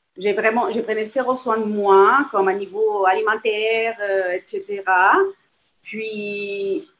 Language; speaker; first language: French; non-native, fluent; Spanish